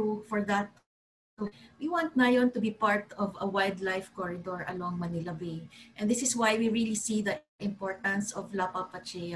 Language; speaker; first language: English; non-native, local second language; Cebuano